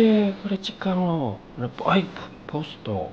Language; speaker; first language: Japanese; non-native, learner; Chinese